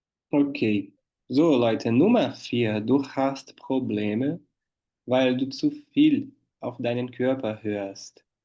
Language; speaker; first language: German; non-native, fluent; Portuguese